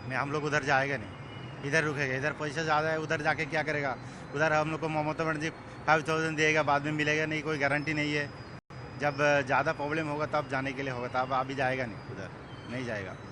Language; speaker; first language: Hindi; non-native, local second language; Bangla